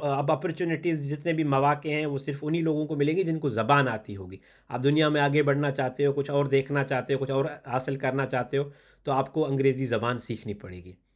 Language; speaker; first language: Urdu; non-native, local second language; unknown